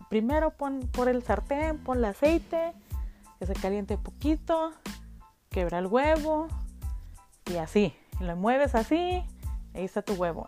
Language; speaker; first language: Spanish; early bilingual, heritage; Spanish